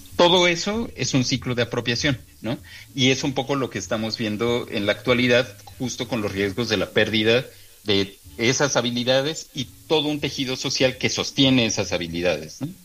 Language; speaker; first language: Spanish; native; Spanish